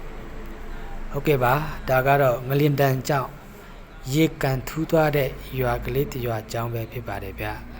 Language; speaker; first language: Burmese; non-native, local second language; Pa'o Karen